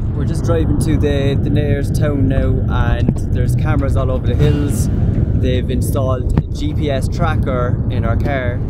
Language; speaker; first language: English; native; English